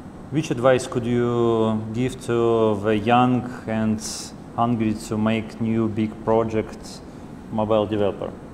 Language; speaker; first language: English; non-native, fluent; Russian